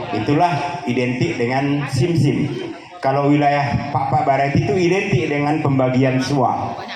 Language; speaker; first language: Indonesian; non-native, local second language; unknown